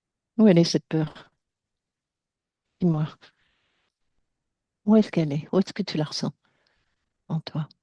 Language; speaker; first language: French; native; French